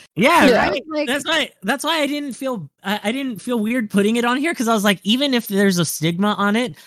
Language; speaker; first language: English; early bilingual, other home language; Spanish